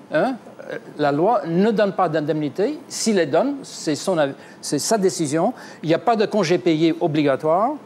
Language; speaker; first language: French; non-native, fluent; English